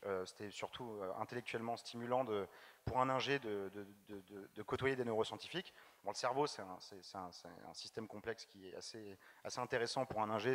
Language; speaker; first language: French; native; French